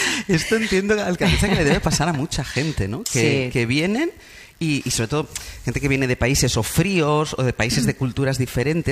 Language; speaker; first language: Spanish; native; Spanish